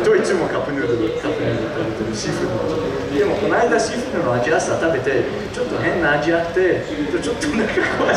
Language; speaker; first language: Japanese; early bilingual, heritage; Japanese